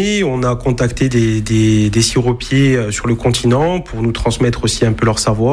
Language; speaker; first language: French; native; French